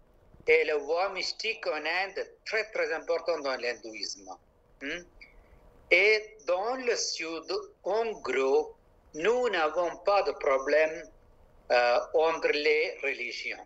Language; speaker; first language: French; non-native, local second language; Malayalam